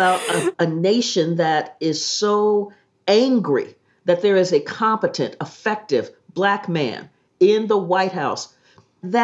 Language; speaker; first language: English; native; English